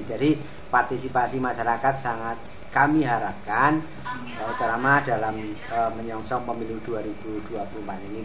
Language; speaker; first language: Indonesian; native; Indonesian